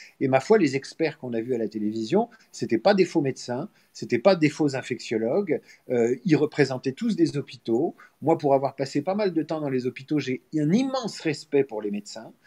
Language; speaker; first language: French; native; French